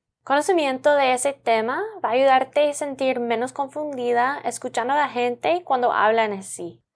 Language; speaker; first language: Spanish; non-native, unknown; English